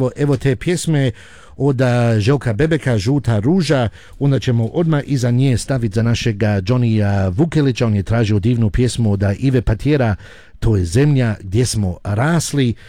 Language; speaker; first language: Croatian; early bilingual, heritage; Croatian